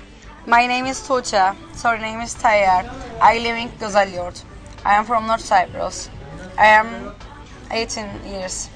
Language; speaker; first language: English; non-native, learner; Turkish